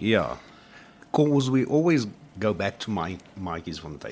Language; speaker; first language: English; non-native, local second language; Afrikaans